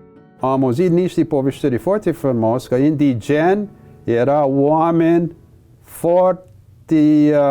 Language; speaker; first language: Romanian; early bilingual, heritage; English